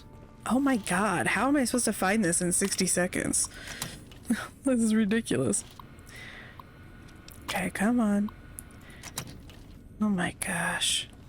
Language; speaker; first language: English; native; English